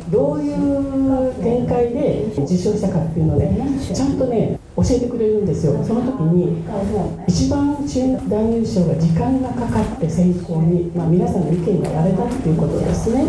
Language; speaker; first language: Japanese; native; Japanese